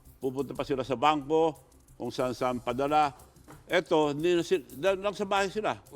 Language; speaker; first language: Filipino; non-native, local second language; Iloko